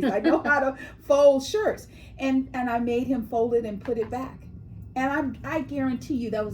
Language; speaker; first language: English; native; English